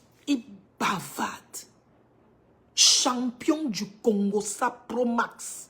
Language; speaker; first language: French; native; French